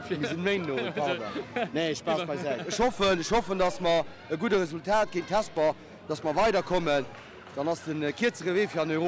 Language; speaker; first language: German; non-native, local second language; Luxembourgish